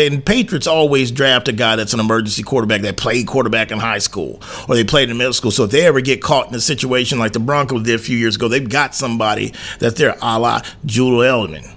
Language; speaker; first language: English; native; English